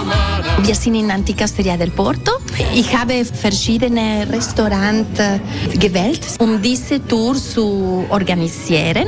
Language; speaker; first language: German; non-native, local second language; Italian